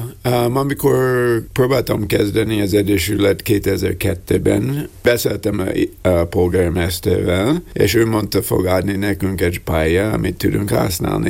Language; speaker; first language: Hungarian; non-native, learner; English